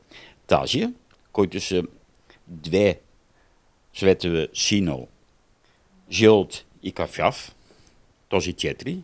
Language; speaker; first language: Bulgarian; non-native, learner; Dutch